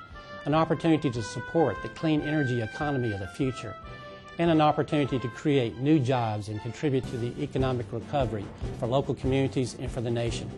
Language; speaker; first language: English; native; English